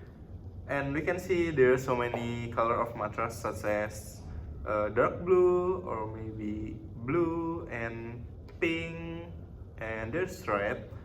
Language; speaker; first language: English; non-native, learner; Indonesian